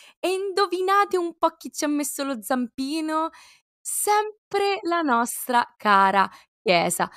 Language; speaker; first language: Italian; native; Italian